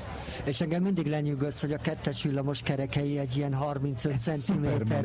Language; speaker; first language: Hungarian; native; Hungarian